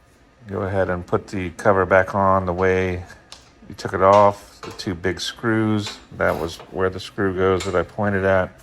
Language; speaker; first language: English; native; English